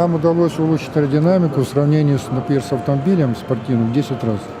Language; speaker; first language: Russian; native; Russian